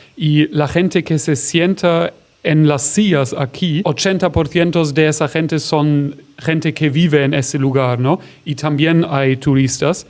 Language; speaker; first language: Spanish; non-native, fluent; German